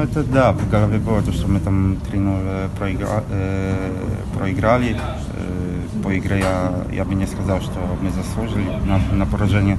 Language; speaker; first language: Russian; non-native, fluent; Polish